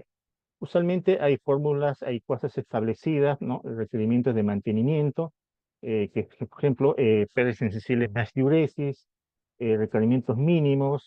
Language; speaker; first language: Spanish; native; Spanish